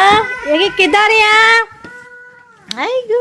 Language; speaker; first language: Korean; non-native, learner; Filipino